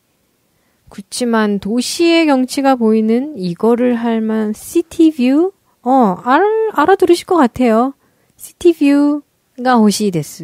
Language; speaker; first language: Korean; native; Korean